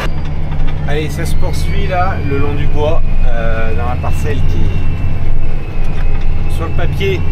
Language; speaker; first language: French; native; French